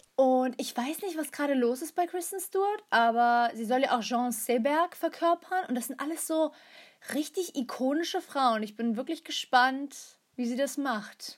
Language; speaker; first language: German; early bilingual, other home language; Turkish